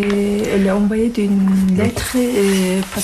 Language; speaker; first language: French; non-native, learner; Turkish